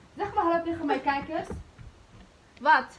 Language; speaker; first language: Dutch; non-native, learner; Somali